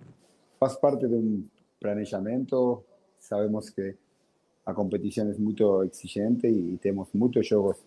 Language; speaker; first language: Portuguese; non-native, fluent; Spanish